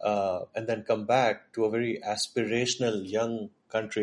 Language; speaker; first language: English; non-native, local second language; Marathi